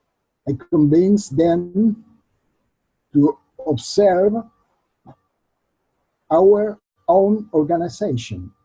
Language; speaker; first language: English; non-native, learner; Spanish